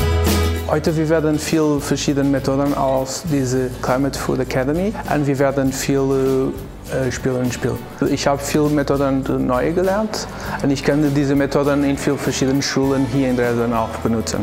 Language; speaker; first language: German; non-native, learner; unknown